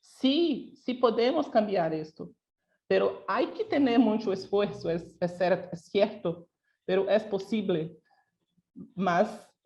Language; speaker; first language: Spanish; non-native, local second language; Portuguese